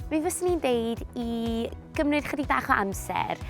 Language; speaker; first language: Welsh; non-native, fluent; English